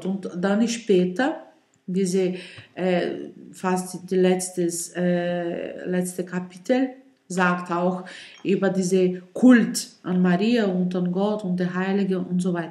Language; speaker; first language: German; non-native, learner; Portuguese